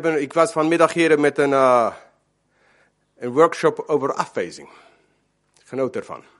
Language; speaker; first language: Dutch; non-native, fluent; Spanish